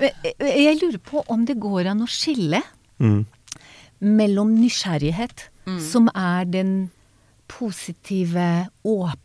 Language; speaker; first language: Norwegian; non-native, fluent; Hebrew